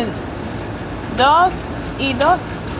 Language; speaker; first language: Spanish; non-native, learner; English